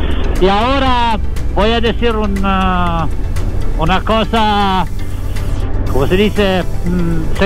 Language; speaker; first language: Spanish; non-native, learner; Italian